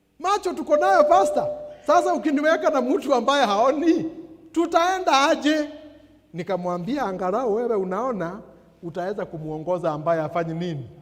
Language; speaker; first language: Swahili; non-native, local second language; Kikuyu